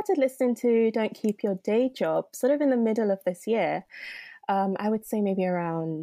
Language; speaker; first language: English; non-native, local second language; Yoruba